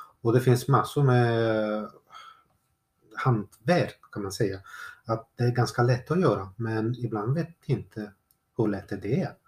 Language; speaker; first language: Swedish; non-native, fluent; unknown